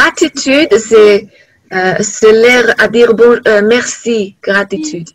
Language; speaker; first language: French; non-native, learner; Chinese